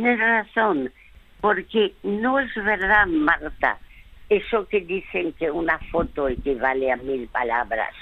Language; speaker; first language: Spanish; early bilingual, other home language; French